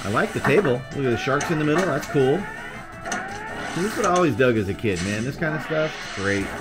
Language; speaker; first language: English; native; English